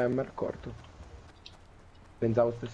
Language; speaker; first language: Italian; native; Italian